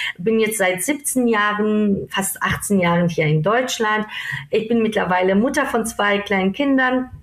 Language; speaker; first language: German; non-native, fluent; Georgian